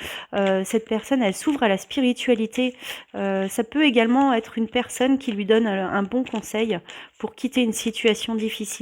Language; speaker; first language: French; native; French